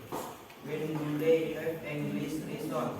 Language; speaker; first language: English; non-native, learner; Indonesian